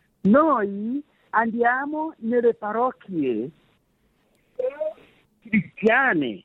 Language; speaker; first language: Italian; non-native, fluent; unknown